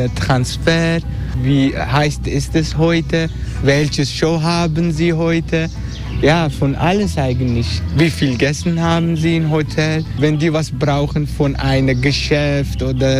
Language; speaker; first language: German; non-native, learner; Turkish